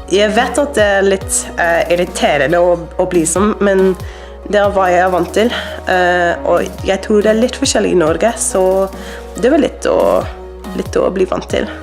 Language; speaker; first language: Norwegian; non-native, learner; English